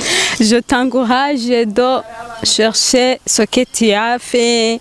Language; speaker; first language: French; non-native, learner; Rundi